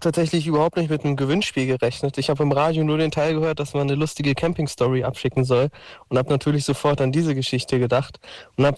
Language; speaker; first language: German; native; German